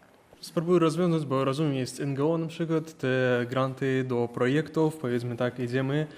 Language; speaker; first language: Polish; non-native, learner; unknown